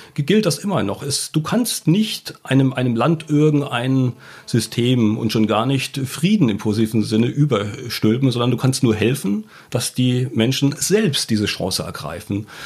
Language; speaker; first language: German; native; German